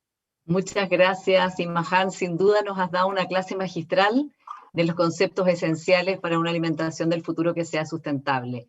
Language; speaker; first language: Spanish; native; Spanish